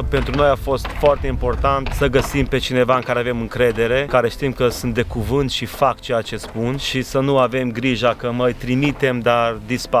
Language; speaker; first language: Romanian; native; Romanian